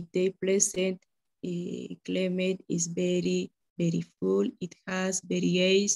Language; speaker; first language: English; non-native, learner; Spanish